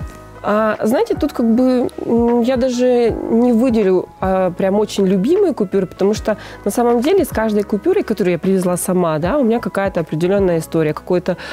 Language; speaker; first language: Russian; native; Russian